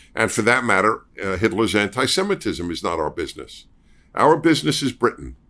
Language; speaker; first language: English; native; English